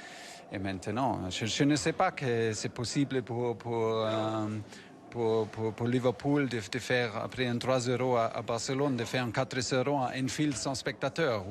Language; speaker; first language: French; non-native, fluent; German